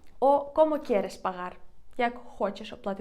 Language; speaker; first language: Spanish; non-native, fluent; Ukrainian